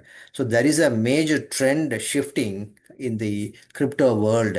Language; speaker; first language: English; non-native, local second language; Tamil